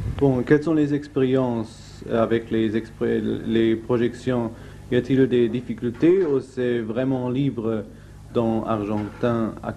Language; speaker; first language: French; non-native, fluent; German